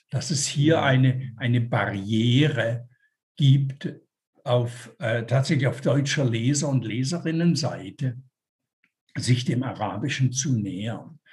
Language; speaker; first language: German; native; German